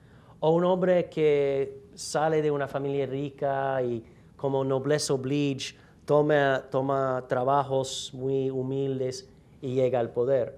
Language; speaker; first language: Spanish; non-native, fluent; English